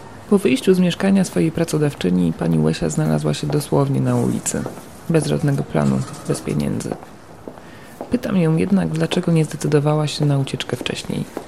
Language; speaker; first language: Polish; native; Polish